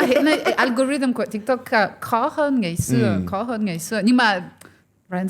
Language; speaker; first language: Vietnamese; non-native, fluent; French